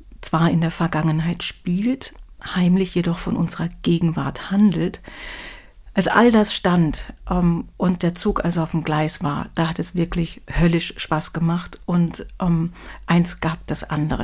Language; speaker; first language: German; native; German